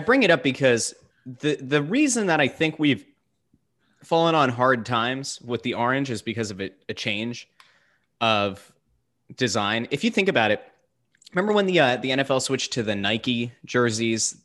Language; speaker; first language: English; native; English